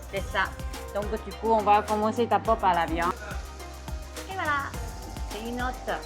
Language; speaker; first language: French; non-native, fluent; Chinese